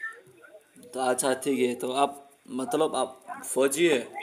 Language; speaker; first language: Hindi; non-native, local second language; Khasi